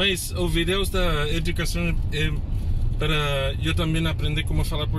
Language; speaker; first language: Portuguese; non-native, learner; English